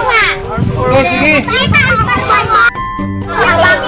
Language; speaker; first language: Filipino; native; Filipino